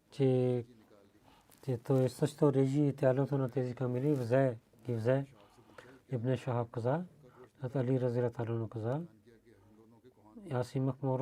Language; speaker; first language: Bulgarian; non-native, learner; Urdu